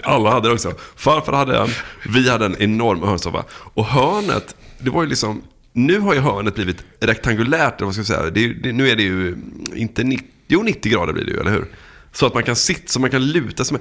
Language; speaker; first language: Swedish; native; Swedish